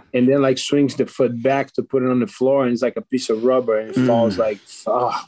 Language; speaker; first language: English; non-native, fluent; Portuguese